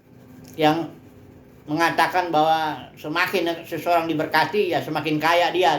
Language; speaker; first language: Indonesian; native; Indonesian